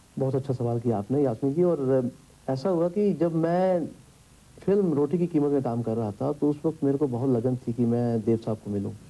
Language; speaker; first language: Hindi; early bilingual, heritage; Hindi